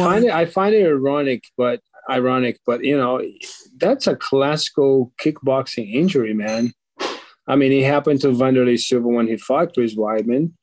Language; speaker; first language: English; non-native, fluent; Portuguese